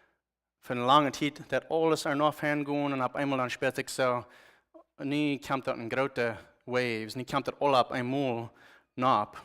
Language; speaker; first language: German; non-native, learner; Plautdietsch